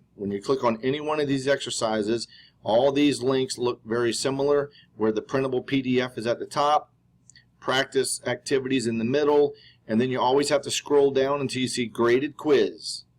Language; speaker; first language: English; native; English